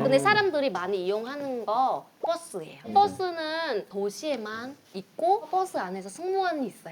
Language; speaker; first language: Korean; non-native, fluent; Vietnamese